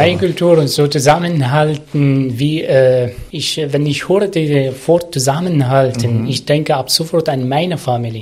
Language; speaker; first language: German; non-native, learner; Arabic